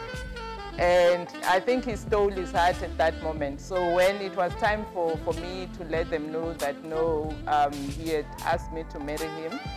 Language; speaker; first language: English; non-native, local second language; Venda